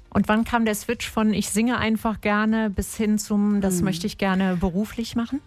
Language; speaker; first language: German; native; German